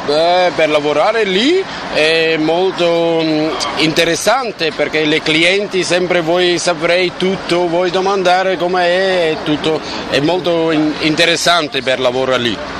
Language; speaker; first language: Italian; non-native, learner; German